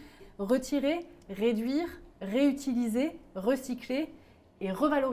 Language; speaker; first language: French; native; French